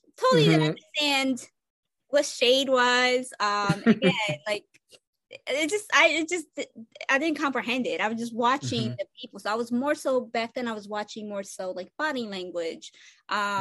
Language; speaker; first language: English; non-native, fluent; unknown